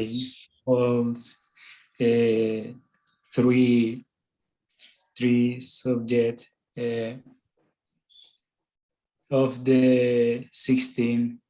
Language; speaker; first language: English; non-native, learner; Spanish